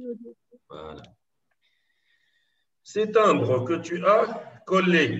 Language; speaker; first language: French; non-native, local second language; Arabic